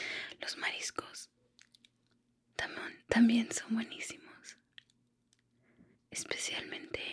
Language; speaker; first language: Spanish; early bilingual, heritage; Spanish